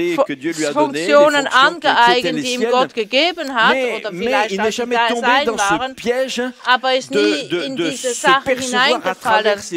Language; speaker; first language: German; non-native, fluent; French